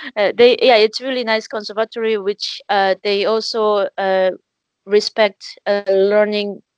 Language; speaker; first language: English; non-native, fluent; Korean